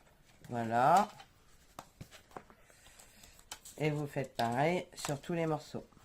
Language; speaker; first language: French; native; French